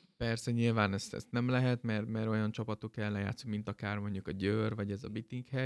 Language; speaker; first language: Hungarian; native; Hungarian